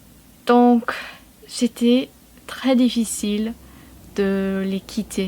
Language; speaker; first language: French; non-native, fluent; English